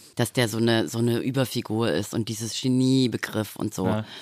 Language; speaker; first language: German; native; German